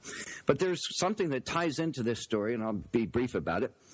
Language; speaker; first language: English; native; English